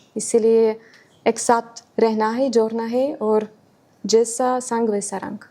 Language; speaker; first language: Hindi; non-native, fluent; Ukrainian